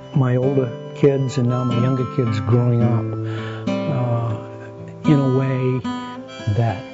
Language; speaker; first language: English; native; English